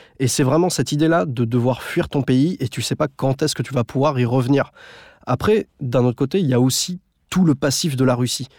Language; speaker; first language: French; native; French